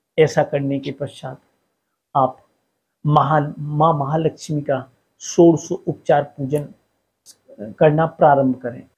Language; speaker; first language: Hindi; native; Hindi